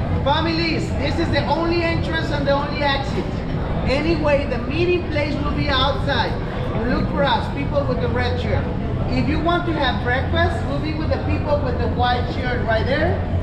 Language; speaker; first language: English; non-native, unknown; Spanish